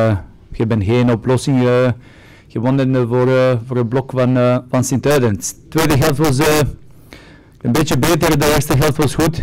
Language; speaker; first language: Dutch; non-native, fluent; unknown